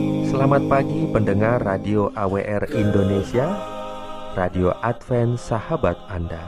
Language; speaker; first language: Indonesian; native; Indonesian